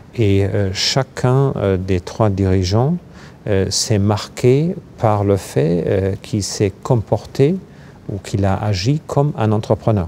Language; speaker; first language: French; non-native, fluent; German